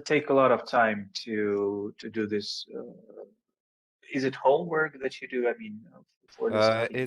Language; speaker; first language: English; non-native, fluent; Russian